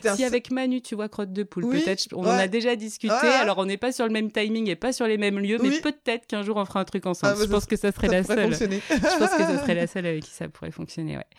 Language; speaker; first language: French; native; French